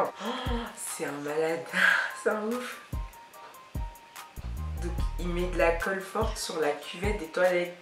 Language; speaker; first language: French; native; French